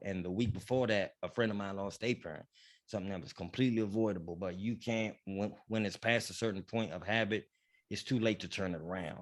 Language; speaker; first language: English; native; English